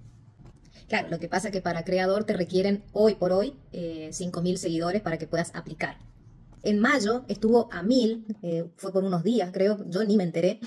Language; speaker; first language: Spanish; native; Spanish